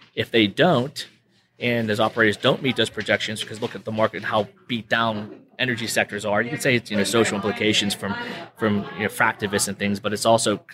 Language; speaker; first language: English; native; English